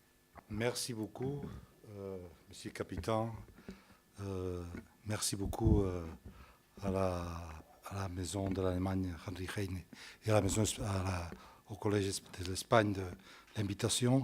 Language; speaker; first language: French; non-native, fluent; Spanish